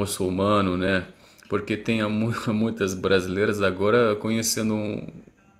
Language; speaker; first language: Portuguese; non-native, fluent; Arabic